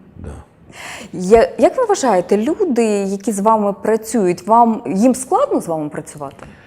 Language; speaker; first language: Ukrainian; native; Ukrainian